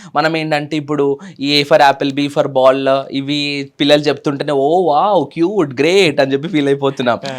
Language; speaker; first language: Telugu; native; Telugu